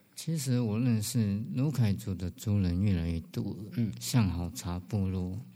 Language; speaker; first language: Chinese; native; Chinese